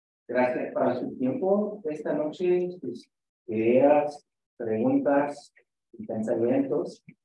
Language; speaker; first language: Spanish; non-native, learner; English